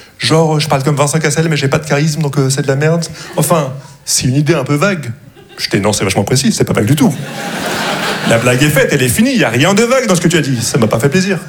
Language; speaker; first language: French; non-native, local second language; Arabic